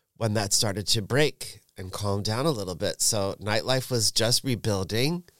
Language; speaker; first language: English; native; English